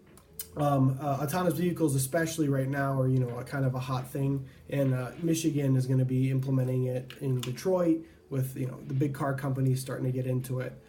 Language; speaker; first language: English; native; English